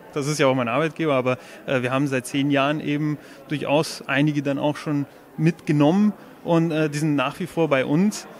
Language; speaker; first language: German; native; German